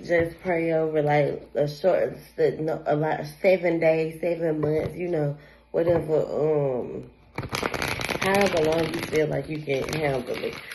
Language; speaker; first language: English; native; English